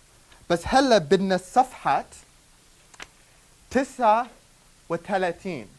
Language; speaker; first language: Arabic; native; Arabic